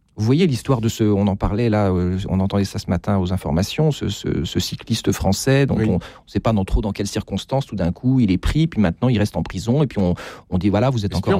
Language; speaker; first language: French; native; French